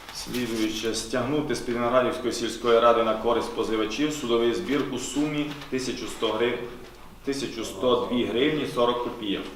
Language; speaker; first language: Ukrainian; native; Ukrainian